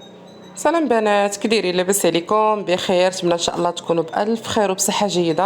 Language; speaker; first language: Arabic; native; Arabic